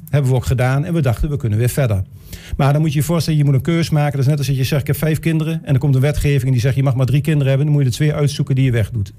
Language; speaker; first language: Dutch; native; Dutch